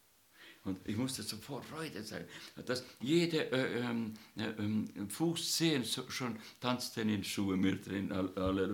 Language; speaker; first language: German; non-native, fluent; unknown